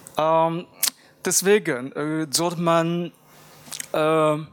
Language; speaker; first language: German; non-native, fluent; Chinese